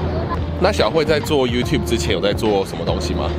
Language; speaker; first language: Chinese; native; Chinese